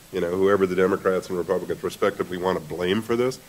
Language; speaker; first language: English; native; English